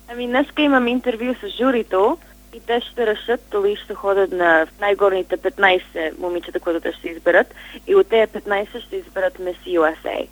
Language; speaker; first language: Bulgarian; early bilingual, heritage; Bulgarian